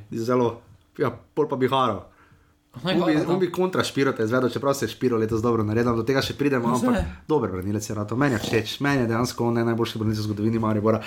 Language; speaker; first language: Slovenian; native; Slovenian